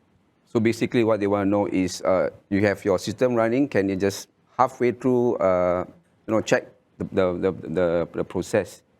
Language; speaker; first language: English; non-native, local second language; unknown